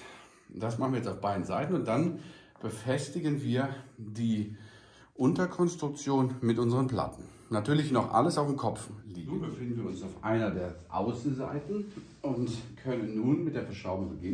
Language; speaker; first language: German; native; German